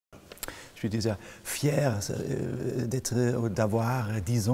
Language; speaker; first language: French; non-native, fluent; German